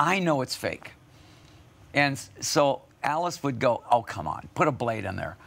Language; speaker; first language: English; native; English